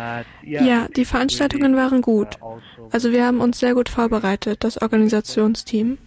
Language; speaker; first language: German; non-native, fluent; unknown